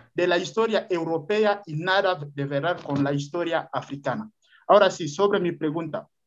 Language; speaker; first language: Spanish; non-native, fluent; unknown